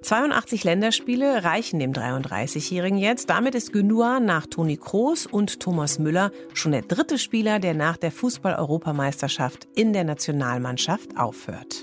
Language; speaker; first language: German; native; German